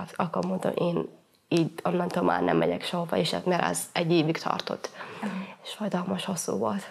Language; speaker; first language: Hungarian; non-native, fluent; Somali